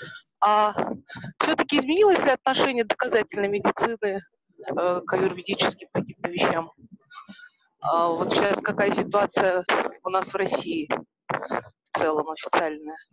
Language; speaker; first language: Russian; native; Russian